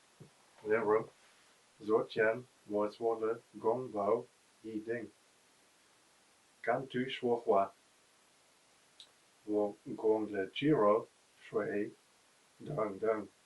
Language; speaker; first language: Chinese; non-native, learner; Dutch